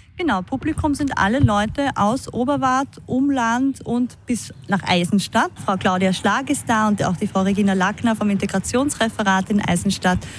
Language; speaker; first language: German; native; German